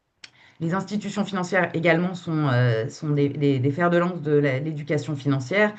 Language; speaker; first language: French; native; French